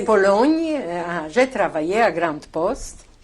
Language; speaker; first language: French; non-native, learner; Polish